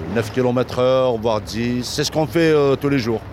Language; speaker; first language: French; non-native, fluent; German